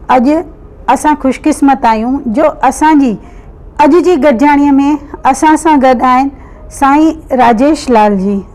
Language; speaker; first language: Sindhi; early bilingual, heritage; Sindhi